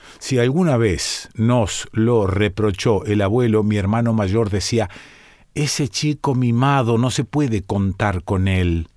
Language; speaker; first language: Spanish; native; Spanish